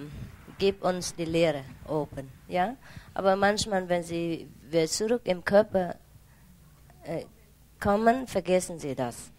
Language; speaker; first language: German; non-native, learner; Vietnamese